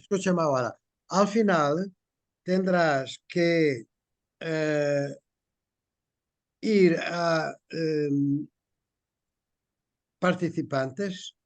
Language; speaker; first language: Spanish; non-native, fluent; Portuguese